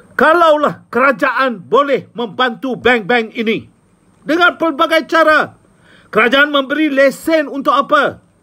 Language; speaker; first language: Malay; non-native, local second language; Tamil